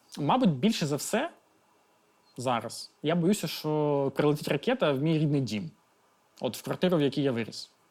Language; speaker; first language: Ukrainian; non-native, local second language; Russian